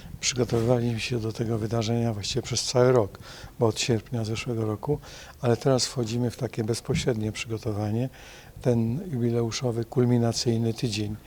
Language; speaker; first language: Polish; native; Polish